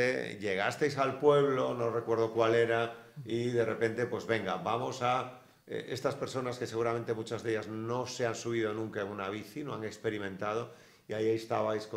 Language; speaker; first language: Spanish; native; Spanish